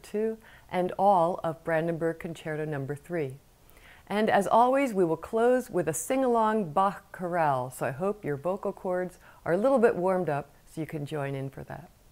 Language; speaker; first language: English; native; English